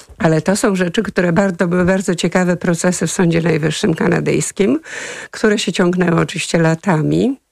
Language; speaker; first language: Polish; native; Polish